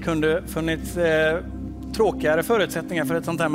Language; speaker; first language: Swedish; native; Swedish